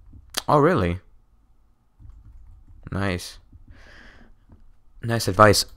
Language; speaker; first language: English; native; English